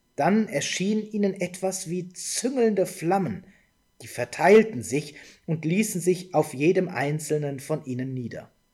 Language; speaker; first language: German; native; German